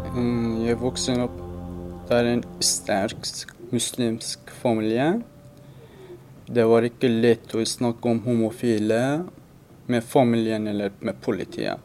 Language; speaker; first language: Norwegian; non-native, learner; Persian